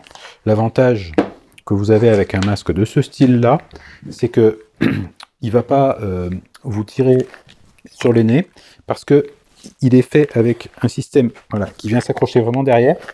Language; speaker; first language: French; native; French